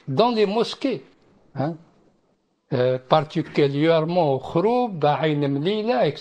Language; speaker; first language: French; non-native, local second language; Arabic